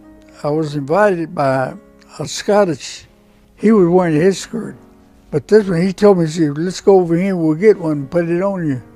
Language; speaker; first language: English; non-native, local second language; Spanish